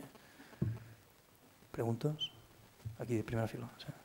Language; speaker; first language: Catalan; native; Catalan